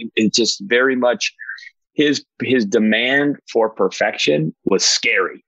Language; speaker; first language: English; native; English